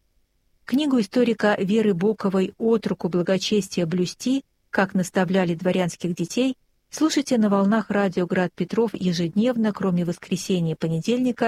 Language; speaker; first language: Russian; native; Russian